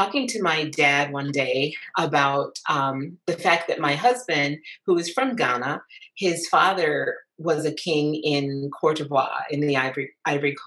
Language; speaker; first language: English; native; English